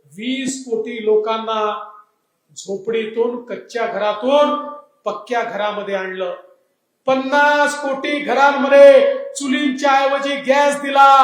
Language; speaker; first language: Marathi; native; Marathi